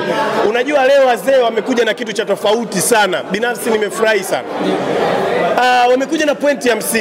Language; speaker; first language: Swahili; native; Swahili